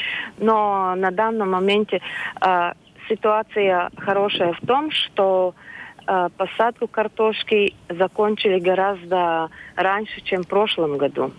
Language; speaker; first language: Russian; non-native, local second language; Latvian